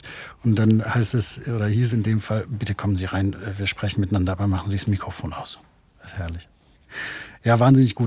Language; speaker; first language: German; native; German